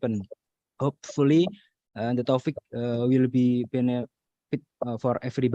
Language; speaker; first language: English; non-native, learner; Indonesian